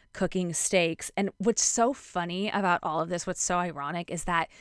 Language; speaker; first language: English; native; English